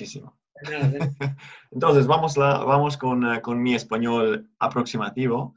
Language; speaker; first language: Spanish; non-native, fluent; Italian